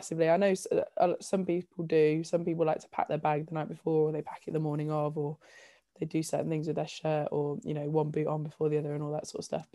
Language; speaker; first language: English; native; English